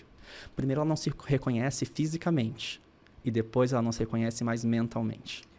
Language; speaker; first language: Portuguese; native; Portuguese